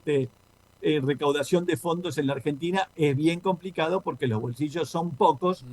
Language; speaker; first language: Spanish; native; Spanish